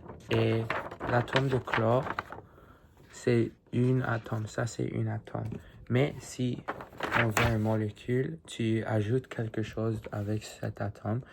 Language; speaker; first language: French; non-native, learner; English